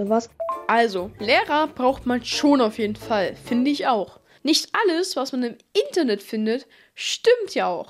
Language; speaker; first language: German; native; German